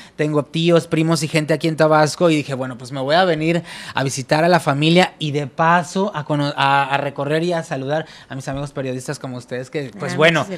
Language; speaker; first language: Spanish; native; Spanish